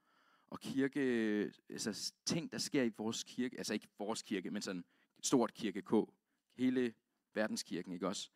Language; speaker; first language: Danish; native; Danish